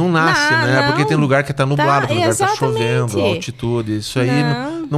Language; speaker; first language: Portuguese; native; Portuguese